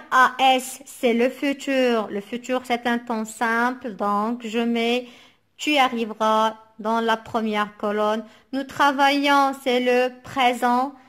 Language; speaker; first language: French; non-native, local second language; Arabic